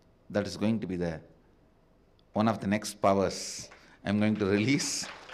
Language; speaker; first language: English; non-native, local second language; Tamil